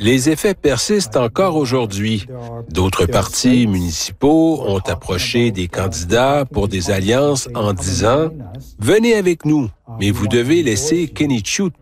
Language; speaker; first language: French; non-native, fluent; English